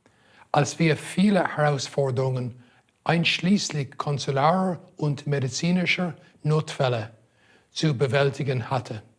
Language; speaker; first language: German; non-native, fluent; English